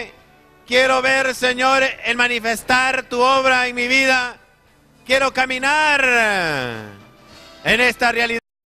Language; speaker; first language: Spanish; native; Spanish